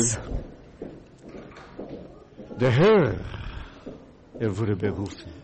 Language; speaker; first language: German; non-native, fluent; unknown